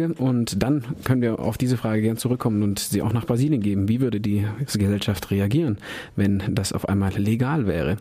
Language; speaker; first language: German; native; German